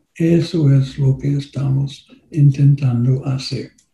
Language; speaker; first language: Spanish; non-native, learner; English